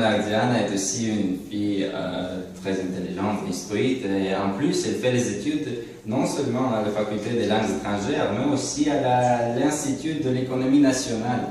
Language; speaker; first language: French; non-native, learner; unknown